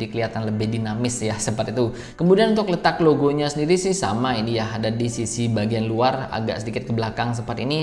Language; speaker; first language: Indonesian; native; Indonesian